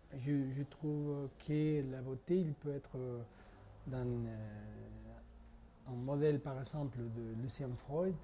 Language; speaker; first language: French; non-native, fluent; Spanish